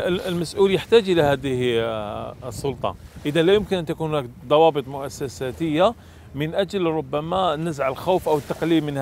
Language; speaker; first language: Arabic; native; Arabic